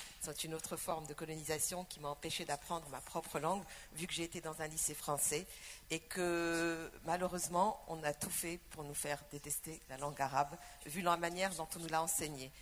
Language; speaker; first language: French; non-native, local second language; Arabic